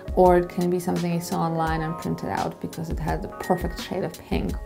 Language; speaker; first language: English; non-native, fluent; Polish